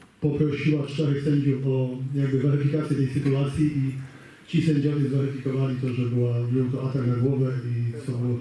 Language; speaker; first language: Polish; native; Polish